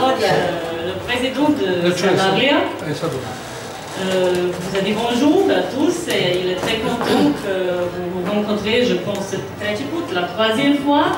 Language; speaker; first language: French; non-native, fluent; Serbian